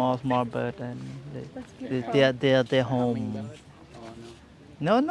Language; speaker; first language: English; non-native, learner; Khmer